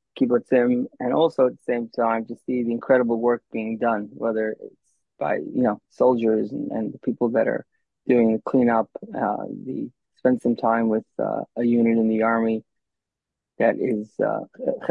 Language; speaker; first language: English; native; English